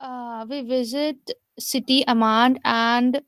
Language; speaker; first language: English; non-native, learner; Urdu